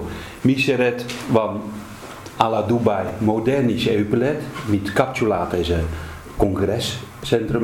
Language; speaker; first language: Hungarian; non-native, learner; Dutch